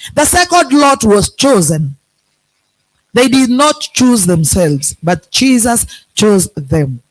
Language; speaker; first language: English; non-native, local second language; Swahili